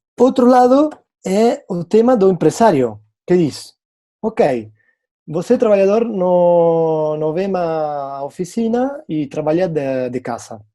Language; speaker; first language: Portuguese; non-native, fluent; Italian